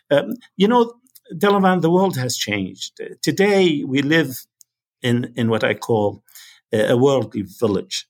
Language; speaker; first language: English; non-native, fluent; Arabic